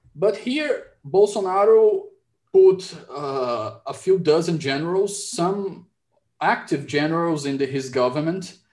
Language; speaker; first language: English; non-native, fluent; Portuguese